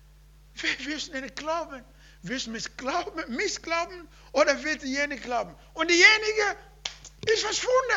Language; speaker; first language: German; non-native, learner; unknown